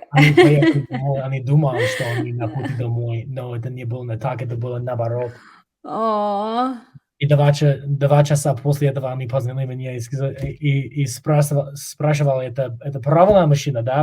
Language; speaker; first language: Russian; non-native, learner; English